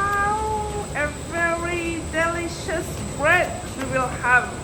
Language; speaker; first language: English; non-native, fluent; Persian